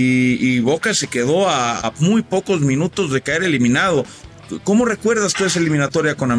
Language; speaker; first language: Spanish; native; Spanish